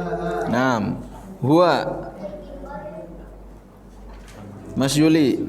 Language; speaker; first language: Arabic; non-native, fluent; Indonesian